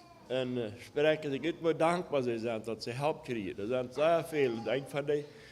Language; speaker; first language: German; non-native, learner; Low German